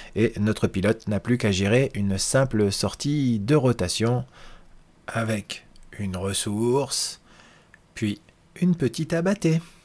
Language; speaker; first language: French; native; French